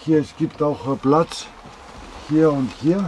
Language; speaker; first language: German; non-native, learner; Greek